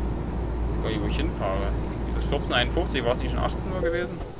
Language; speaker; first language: German; native; German